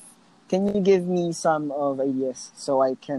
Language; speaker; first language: English; non-native, local second language; Filipino